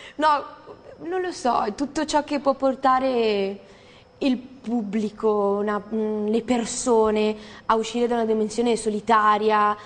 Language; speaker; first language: Italian; native; Italian